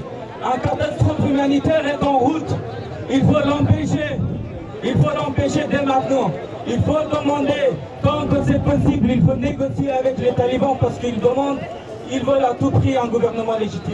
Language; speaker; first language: French; non-native, fluent; Persian